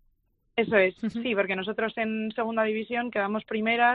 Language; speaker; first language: Spanish; native; Spanish